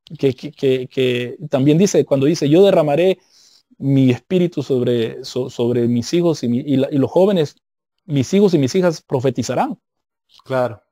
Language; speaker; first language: Spanish; native; Spanish